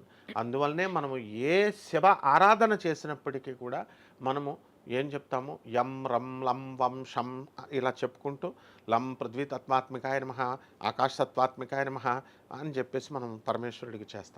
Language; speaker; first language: Telugu; native; Telugu